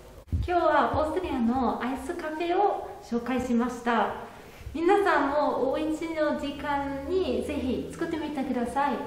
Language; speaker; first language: Japanese; non-native, fluent; German